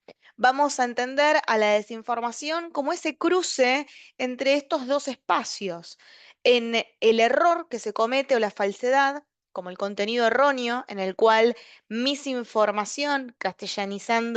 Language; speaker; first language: Spanish; native; Spanish